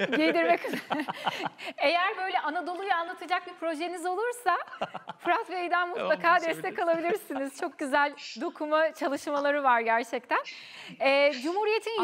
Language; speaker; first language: Turkish; native; Turkish